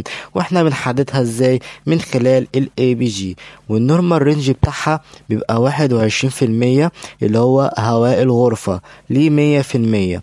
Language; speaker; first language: Arabic; native; Arabic